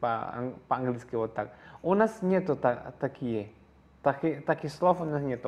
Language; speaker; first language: Russian; non-native, learner; Javanese